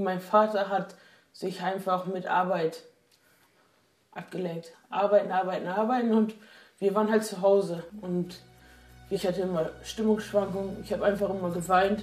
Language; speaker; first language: German; native; German